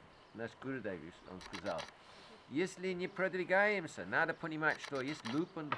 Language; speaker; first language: Russian; non-native, fluent; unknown